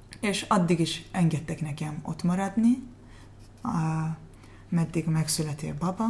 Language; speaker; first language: Hungarian; non-native, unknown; Azerbaijani